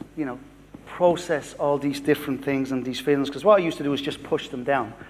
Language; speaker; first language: English; native; English